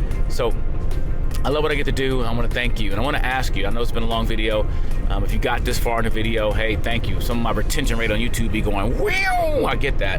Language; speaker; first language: English; native; English